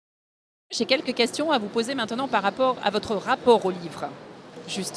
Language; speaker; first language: French; native; French